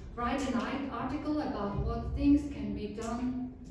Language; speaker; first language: English; non-native, fluent; Mongolian